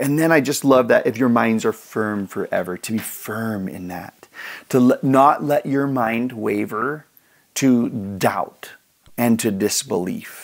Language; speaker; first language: English; native; English